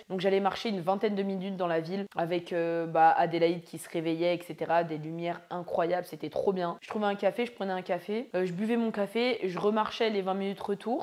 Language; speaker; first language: French; native; French